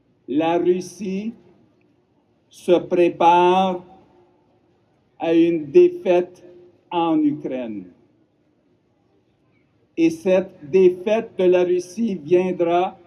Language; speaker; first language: French; non-native, local second language; Ukrainian